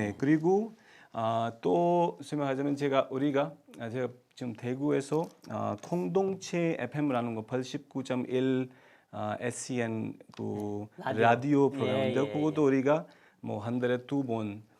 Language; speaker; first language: Korean; non-native, fluent; Urdu